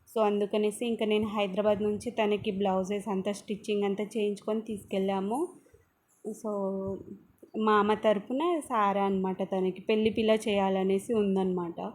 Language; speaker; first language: Telugu; non-native, local second language; Lambadi